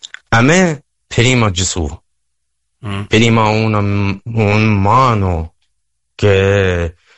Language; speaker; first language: Italian; non-native, learner; Persian